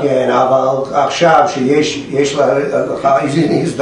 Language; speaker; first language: Hebrew; non-native, fluent; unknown